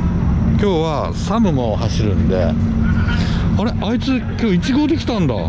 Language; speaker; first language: Japanese; native; Japanese